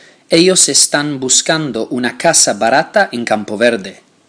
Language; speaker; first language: Spanish; non-native, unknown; English